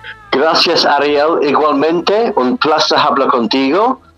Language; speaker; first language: Spanish; non-native, learner; English